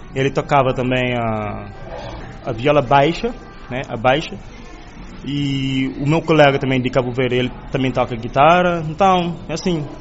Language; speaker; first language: Portuguese; non-native, local second language; Kabuverdianu